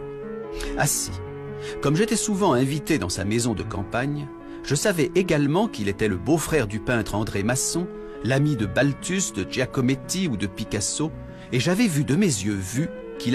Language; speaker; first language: French; native; French